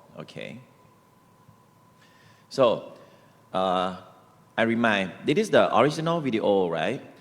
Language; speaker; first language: English; non-native, learner; Thai